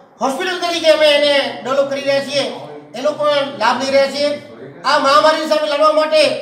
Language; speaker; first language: Gujarati; non-native, local second language; Kachhi